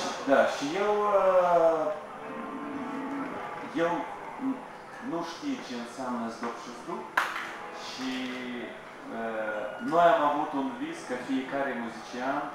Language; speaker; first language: Romanian; non-native, local second language; Russian